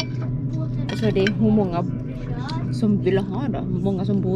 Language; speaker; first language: Swedish; non-native, learner; Thai